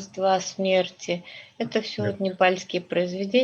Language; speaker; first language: Russian; native; Russian